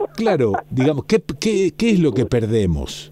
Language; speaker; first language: Spanish; native; Spanish